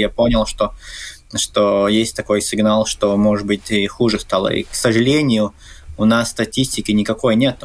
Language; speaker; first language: Russian; non-native, local second language; Latvian